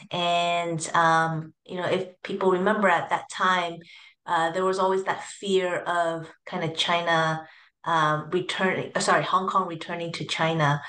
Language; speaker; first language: English; early bilingual, other home language; Cantonese